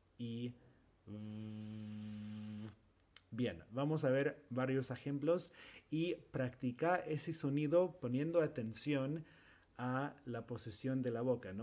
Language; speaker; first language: Spanish; non-native, fluent; English